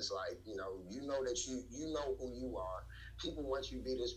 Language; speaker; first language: English; native; English